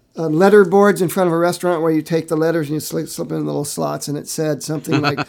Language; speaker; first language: English; native; English